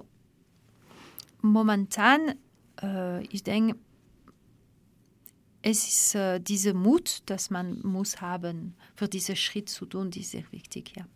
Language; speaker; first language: German; non-native, fluent; French